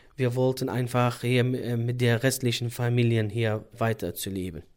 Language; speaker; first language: German; non-native, fluent; Arabic